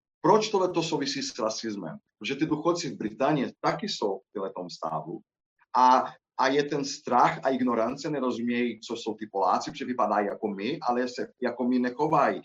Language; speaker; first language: Czech; non-native, fluent; Portuguese